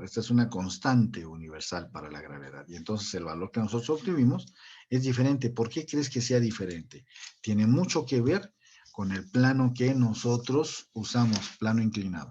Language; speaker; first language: Spanish; native; Spanish